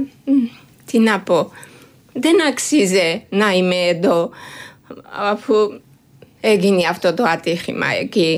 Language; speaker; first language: Greek; non-native, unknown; Georgian